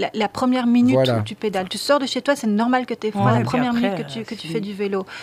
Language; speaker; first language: French; native; French